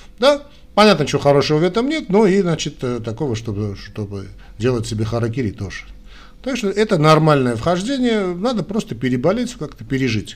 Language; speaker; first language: Russian; non-native, local second language; Armenian